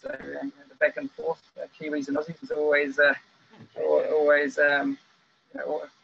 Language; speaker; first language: English; native; English